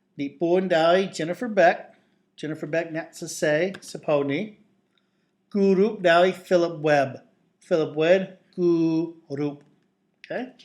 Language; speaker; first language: Khmer; non-native, fluent; English